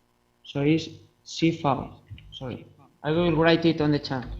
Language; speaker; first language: English; non-native, fluent; Spanish